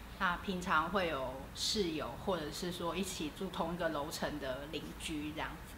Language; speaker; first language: Chinese; native; Chinese